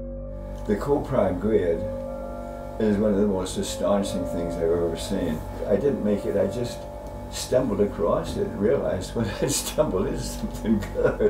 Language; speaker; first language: English; native; English